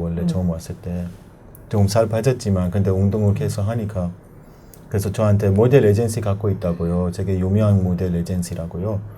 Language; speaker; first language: Korean; non-native, learner; Persian